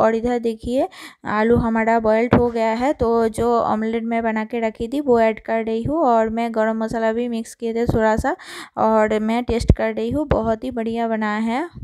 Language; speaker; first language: Hindi; non-native, local second language; Bangla